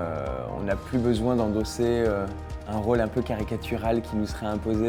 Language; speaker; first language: French; native; French